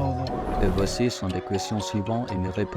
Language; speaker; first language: French; non-native, learner; Filipino